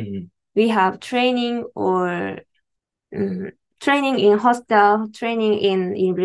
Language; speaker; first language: English; non-native, learner; Japanese